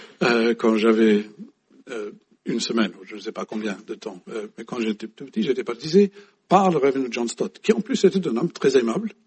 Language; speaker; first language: French; non-native, fluent; English